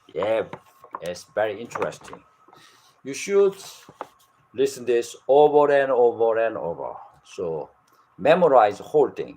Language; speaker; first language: English; non-native, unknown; Korean